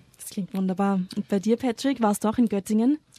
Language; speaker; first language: German; native; German